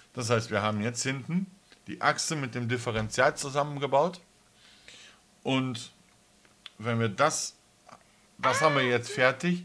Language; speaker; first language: German; native; German